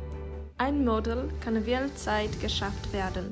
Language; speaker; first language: German; non-native, learner; Polish